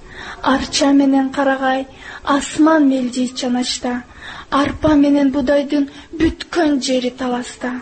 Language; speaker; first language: Kyrgyz; non-native, local second language; Russian